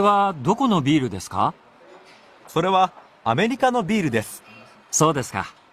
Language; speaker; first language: Japanese; non-native, learner; Indonesian